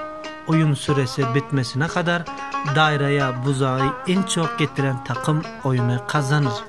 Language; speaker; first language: Turkish; native; Turkish